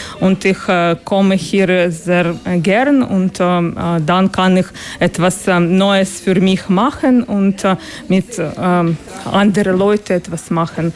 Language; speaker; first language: German; non-native, learner; Russian